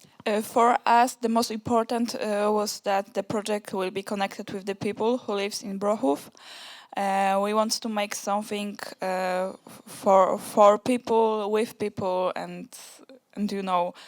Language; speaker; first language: English; non-native, learner; Polish